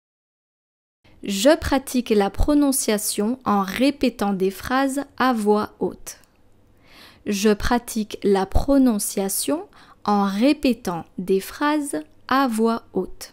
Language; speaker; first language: French; native; French